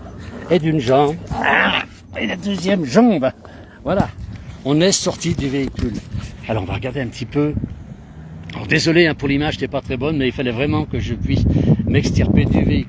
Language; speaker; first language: French; native; French